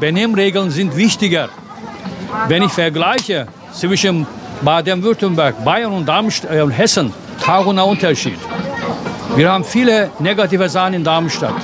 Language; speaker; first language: German; non-native, fluent; Turkish